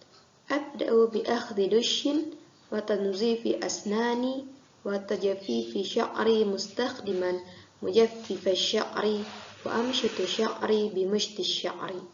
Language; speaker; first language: Arabic; non-native, fluent; Indonesian